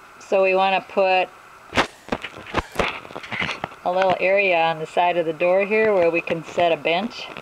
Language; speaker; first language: English; native; English